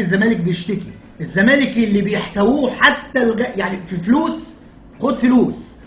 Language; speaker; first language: Arabic; native; Arabic